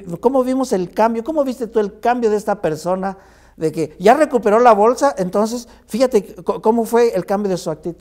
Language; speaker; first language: Spanish; native; Spanish